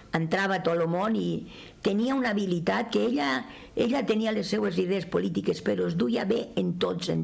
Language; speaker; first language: Catalan; native; Catalan